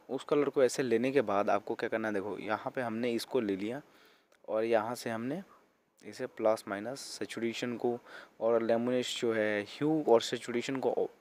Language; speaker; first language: Hindi; native; Hindi